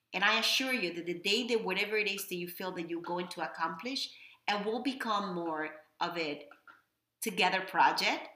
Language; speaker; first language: English; non-native, fluent; Spanish